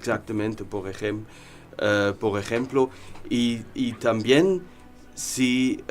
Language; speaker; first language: Spanish; non-native, learner; German